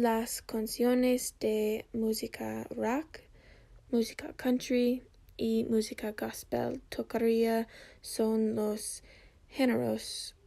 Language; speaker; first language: Spanish; non-native, learner; English